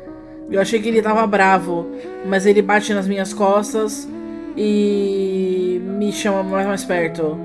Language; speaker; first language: Portuguese; native; Portuguese